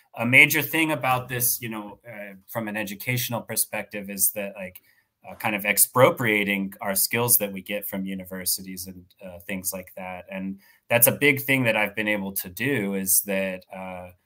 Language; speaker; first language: English; native; English